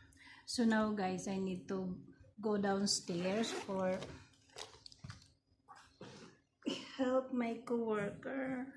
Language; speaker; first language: English; non-native, learner; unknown